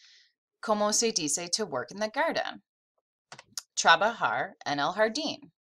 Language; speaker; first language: Spanish; non-native, fluent; English